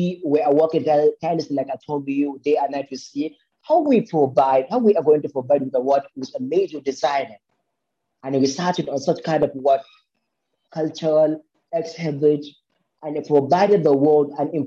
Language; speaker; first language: English; non-native, local second language; Hausa